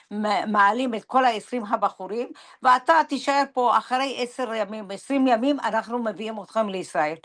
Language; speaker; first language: Hebrew; non-native, fluent; Persian